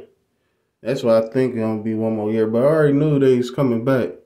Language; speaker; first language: English; native; English